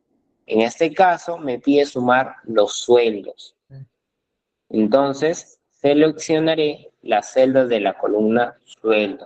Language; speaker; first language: Spanish; native; Spanish